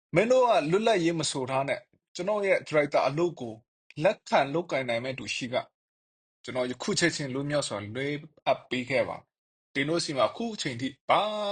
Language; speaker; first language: Burmese; non-native, local second language; Kachin